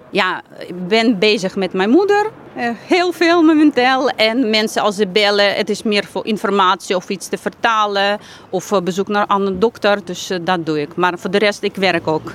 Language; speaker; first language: Dutch; non-native, fluent; Ukrainian